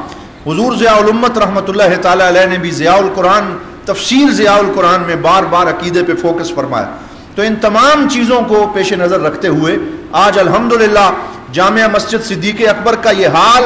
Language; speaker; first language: Urdu; native; Urdu